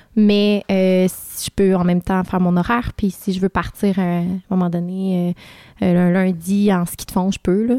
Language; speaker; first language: French; native; French